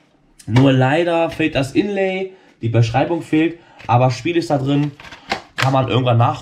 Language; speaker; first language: German; native; German